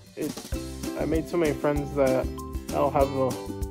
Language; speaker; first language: English; native; English